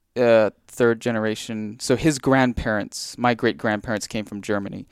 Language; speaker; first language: English; native; English